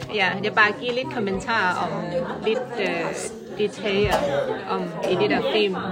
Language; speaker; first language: Danish; non-native, learner; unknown